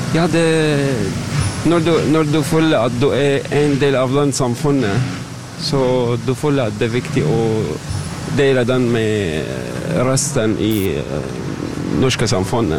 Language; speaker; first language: Norwegian; non-native, fluent; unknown